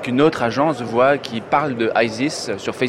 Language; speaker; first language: French; native; French